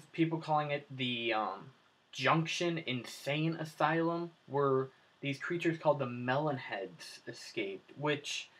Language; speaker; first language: English; native; English